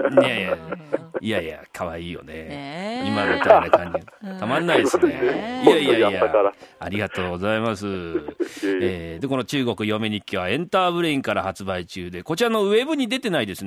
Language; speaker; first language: Japanese; native; Japanese